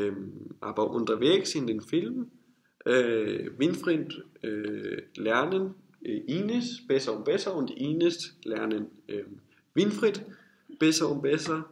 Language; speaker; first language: German; non-native, learner; Danish